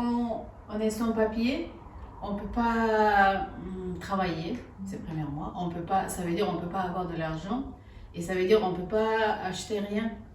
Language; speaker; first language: French; non-native, fluent; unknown